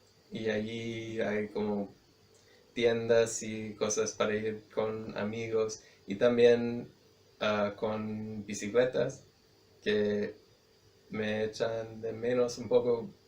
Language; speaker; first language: Spanish; non-native, fluent; English